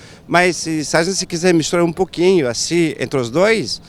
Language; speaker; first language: Portuguese; non-native, fluent; Turkish